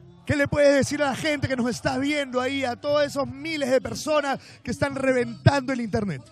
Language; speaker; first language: Spanish; native; Spanish